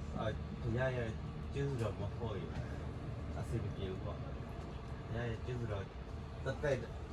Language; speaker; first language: Burmese; non-native, local second language; S'gaw Karen